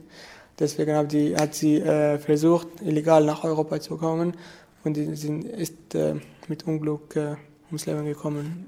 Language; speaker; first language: German; non-native, fluent; Arabic